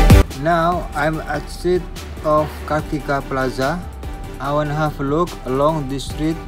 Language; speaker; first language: English; non-native, learner; Indonesian